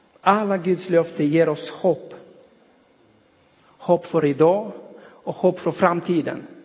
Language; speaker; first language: Swedish; non-native, fluent; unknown